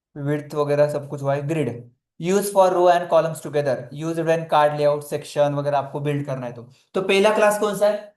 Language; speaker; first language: Hindi; non-native, local second language; Marathi